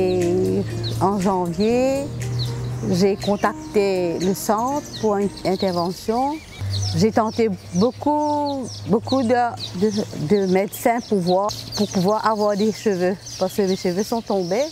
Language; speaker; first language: French; non-native, local second language; Morisyen